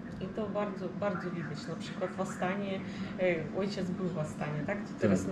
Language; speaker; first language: Polish; early bilingual, heritage; Russian